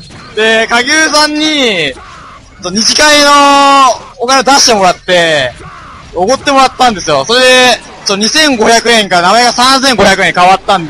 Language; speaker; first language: Japanese; native; Japanese